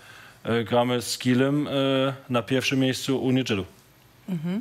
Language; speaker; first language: Polish; non-native, learner; German